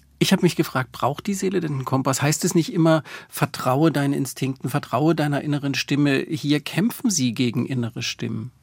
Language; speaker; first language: German; native; German